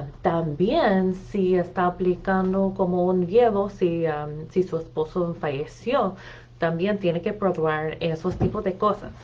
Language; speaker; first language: Spanish; non-native, fluent; English